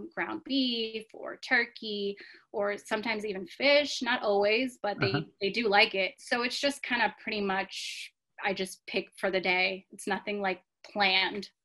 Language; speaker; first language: English; native; English